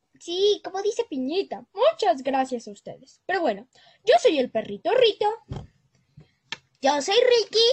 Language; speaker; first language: Spanish; native; Spanish